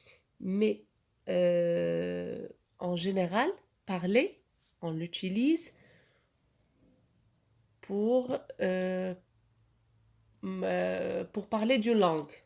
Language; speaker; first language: French; non-native, local second language; Arabic